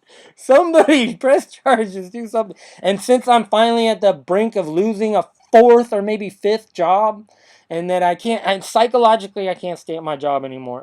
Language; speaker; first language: English; native; English